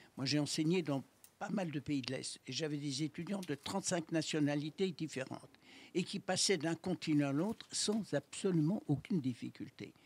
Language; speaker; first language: French; native; French